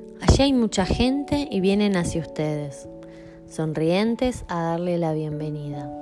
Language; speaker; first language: Spanish; native; Spanish